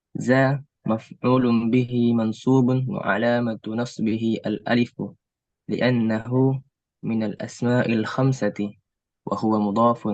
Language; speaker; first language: Arabic; non-native, learner; Indonesian